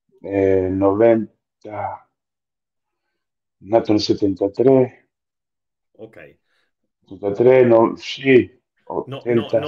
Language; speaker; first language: Italian; non-native, fluent; Spanish